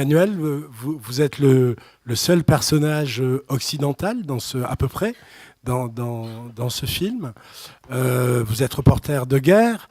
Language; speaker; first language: French; native; French